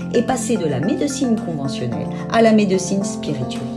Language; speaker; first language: French; native; French